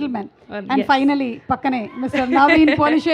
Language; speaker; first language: Telugu; native; Telugu